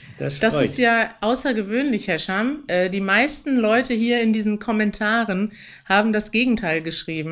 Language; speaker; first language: German; native; German